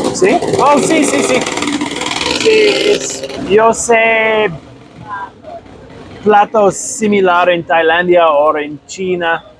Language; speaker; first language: Spanish; non-native, learner; English